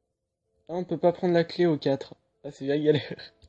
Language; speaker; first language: French; native; French